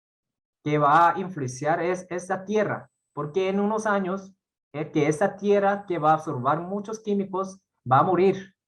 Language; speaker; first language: Spanish; non-native, fluent; Korean